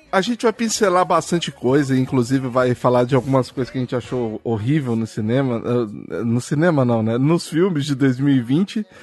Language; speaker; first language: Portuguese; native; Portuguese